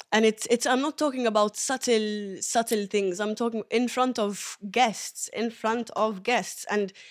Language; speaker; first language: English; early bilingual, other home language; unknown